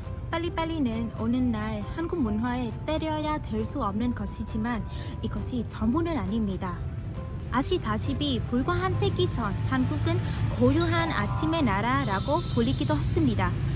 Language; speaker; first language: Korean; non-native, fluent; Vietnamese